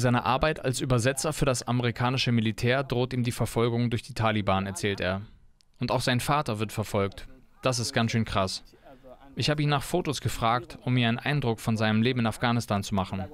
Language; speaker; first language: German; native; German